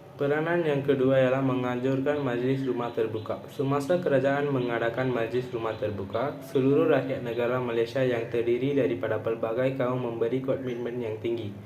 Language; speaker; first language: Malay; non-native, local second language; Tamil